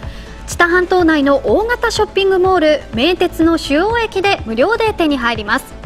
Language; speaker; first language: Japanese; native; Japanese